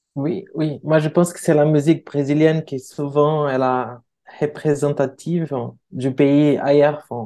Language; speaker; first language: French; non-native, fluent; Portuguese